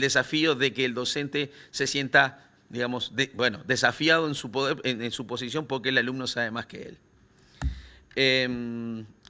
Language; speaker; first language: Spanish; native; Spanish